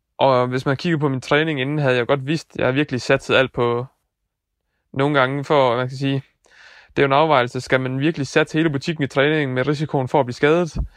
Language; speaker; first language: Danish; early bilingual, other home language; Dutch